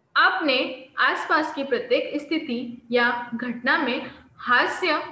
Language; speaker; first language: Hindi; non-native, local second language; Marathi